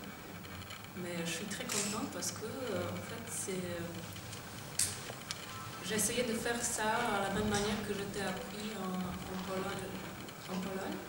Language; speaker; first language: French; non-native, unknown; Polish